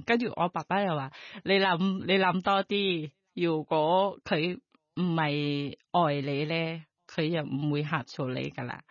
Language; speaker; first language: Cantonese; non-native, learner; Thai